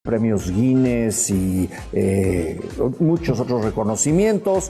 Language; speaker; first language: Spanish; native; Spanish